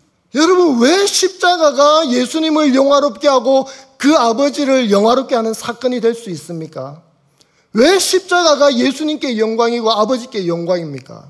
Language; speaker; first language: Korean; native; Korean